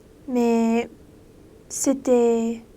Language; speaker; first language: French; non-native, learner; English